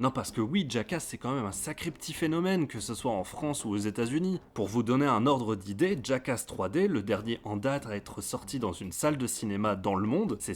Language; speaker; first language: French; native; French